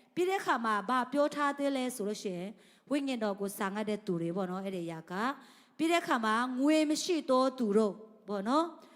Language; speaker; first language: Burmese; non-native, local second language; Tedim Chin